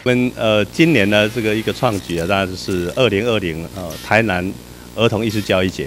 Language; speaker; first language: Chinese; native; Chinese